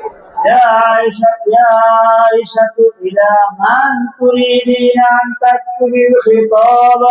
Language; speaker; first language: Arabic; non-native, learner; Bangla